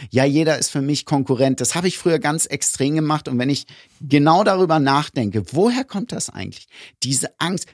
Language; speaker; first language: German; early bilingual, other home language; Greek